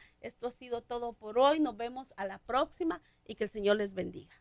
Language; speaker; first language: Spanish; native; Spanish